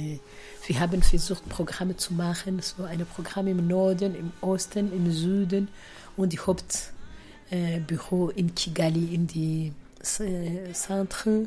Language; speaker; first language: German; non-native, fluent; Kinyarwanda